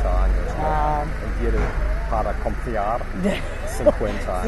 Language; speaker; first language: Spanish; non-native, learner; Danish